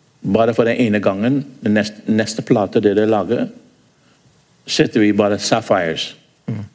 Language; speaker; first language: Norwegian; non-native, fluent; English